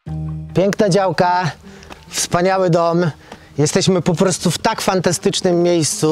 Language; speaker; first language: Polish; native; Polish